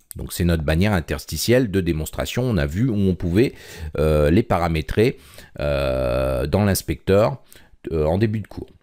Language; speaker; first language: French; native; French